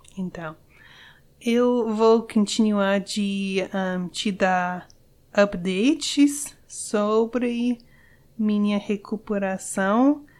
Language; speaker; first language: Portuguese; non-native, learner; English